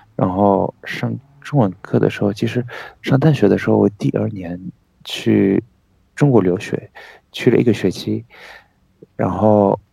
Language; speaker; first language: Chinese; non-native, fluent; French